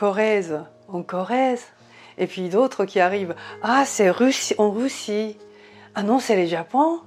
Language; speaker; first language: French; non-native, fluent; Japanese